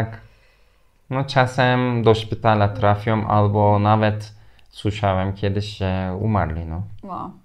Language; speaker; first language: Polish; non-native, fluent; Turkish